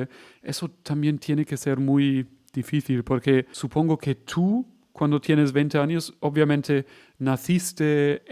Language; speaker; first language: Spanish; non-native, fluent; German